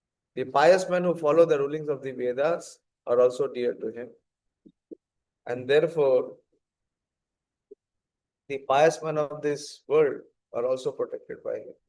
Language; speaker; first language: English; non-native, local second language; Hindi